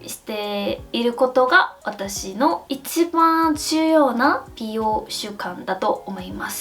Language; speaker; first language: Japanese; non-native, fluent; Korean